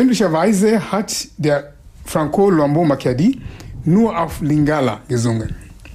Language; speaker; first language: German; non-native, fluent; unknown